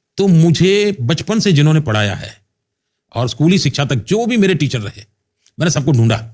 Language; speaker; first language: Hindi; non-native, local second language; Gujarati